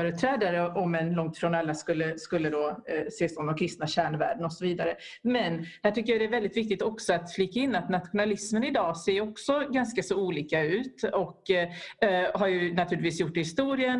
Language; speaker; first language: Swedish; native; Swedish